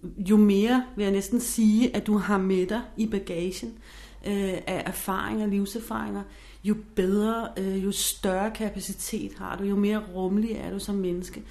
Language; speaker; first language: Danish; non-native, fluent; English